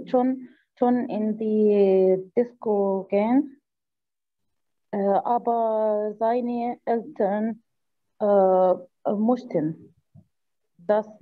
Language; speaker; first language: German; non-native, learner; Arabic